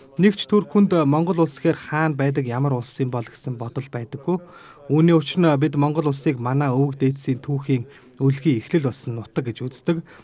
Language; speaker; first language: Mongolian; non-native, fluent; Turkish